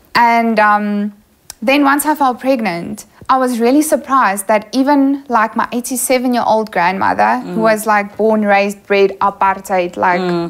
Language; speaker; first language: English; non-native, local second language; Afrikaans